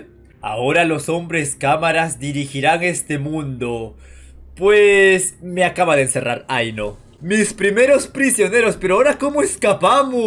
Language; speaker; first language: Spanish; native; Spanish